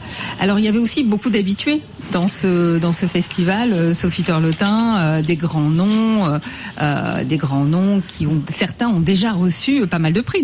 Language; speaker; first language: French; native; French